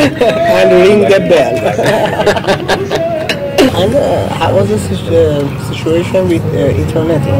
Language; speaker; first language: English; non-native, learner; Persian